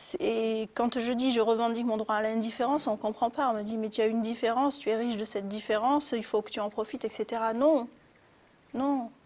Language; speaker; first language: French; early bilingual, other home language; Arabic